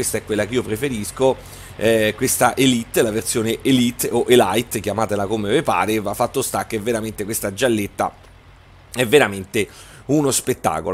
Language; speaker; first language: Italian; native; Italian